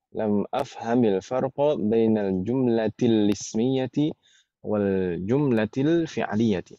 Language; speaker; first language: Arabic; non-native, fluent; Indonesian